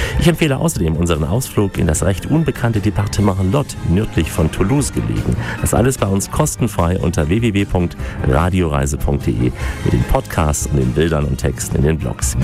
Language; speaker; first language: German; native; German